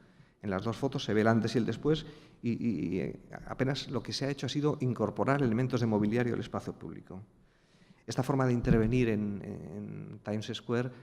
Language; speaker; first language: Spanish; native; Spanish